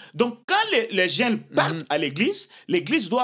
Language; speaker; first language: French; non-native, local second language; Lingala